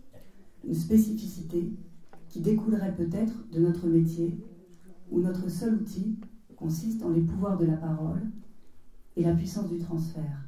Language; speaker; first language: French; native; French